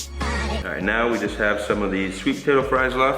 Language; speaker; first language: English; native; English